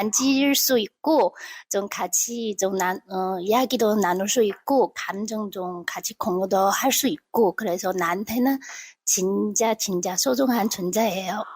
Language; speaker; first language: Korean; non-native, local second language; Chinese